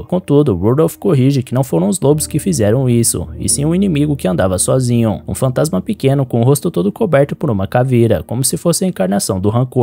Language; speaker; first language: Portuguese; native; Portuguese